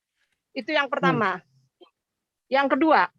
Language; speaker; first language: Indonesian; native; Indonesian